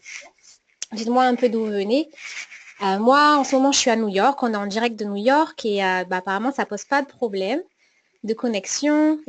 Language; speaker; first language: French; native; French